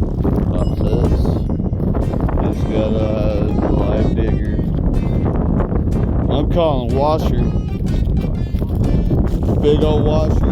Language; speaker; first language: English; native; English